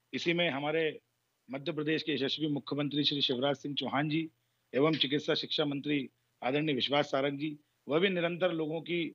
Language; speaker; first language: Hindi; native; Hindi